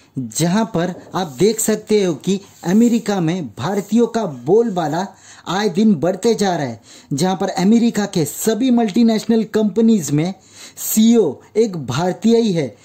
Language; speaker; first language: Hindi; native; Hindi